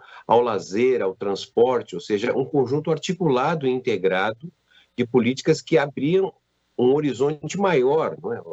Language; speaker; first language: Portuguese; native; Portuguese